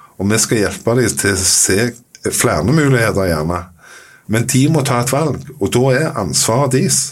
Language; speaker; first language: Norwegian; native; Norwegian